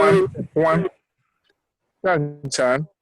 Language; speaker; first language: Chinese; non-native, learner; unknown